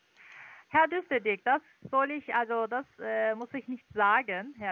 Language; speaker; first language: German; non-native, learner; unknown